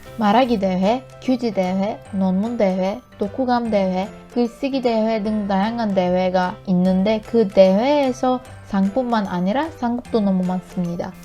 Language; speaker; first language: Korean; non-native, learner; Turkish